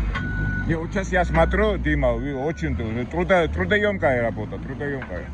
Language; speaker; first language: Russian; non-native, fluent; Georgian